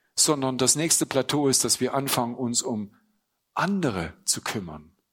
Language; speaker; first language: German; native; German